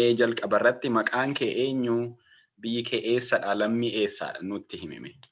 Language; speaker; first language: Oromo; native; Oromo